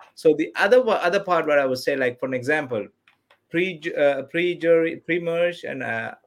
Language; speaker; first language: English; non-native, local second language; Tamil